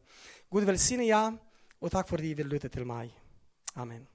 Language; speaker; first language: Swedish; non-native, learner; Romanian